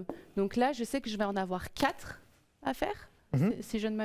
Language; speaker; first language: French; native; French